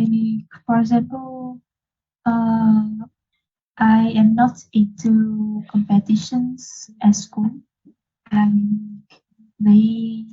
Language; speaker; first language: English; non-native, learner; Vietnamese